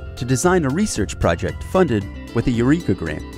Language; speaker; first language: English; native; English